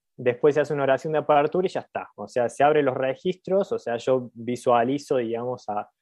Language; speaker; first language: Spanish; native; Spanish